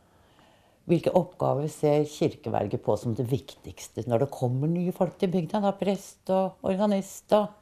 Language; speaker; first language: Norwegian; native; Norwegian